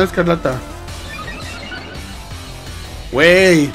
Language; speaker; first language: Spanish; native; Spanish